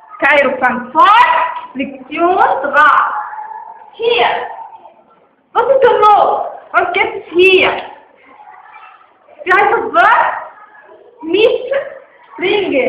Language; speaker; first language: German; non-native, learner; Arabic